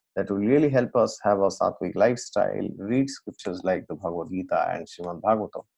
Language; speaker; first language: English; non-native, local second language; Assamese